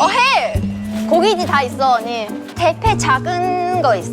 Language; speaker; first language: Korean; non-native, fluent; Chinese